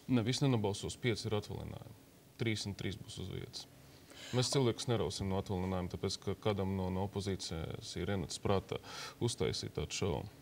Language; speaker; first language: Latvian; non-native, local second language; Russian